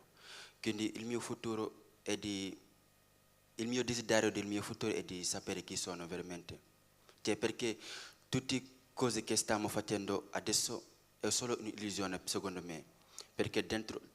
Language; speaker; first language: Italian; non-native, learner; Wolof